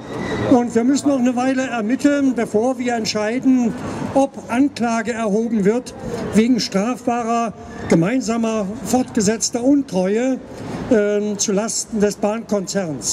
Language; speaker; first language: German; native; German